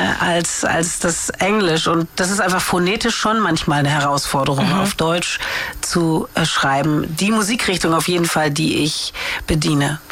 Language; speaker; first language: German; native; German